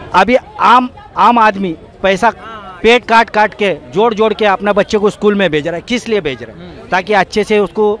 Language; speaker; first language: Hindi; non-native, local second language; Bangla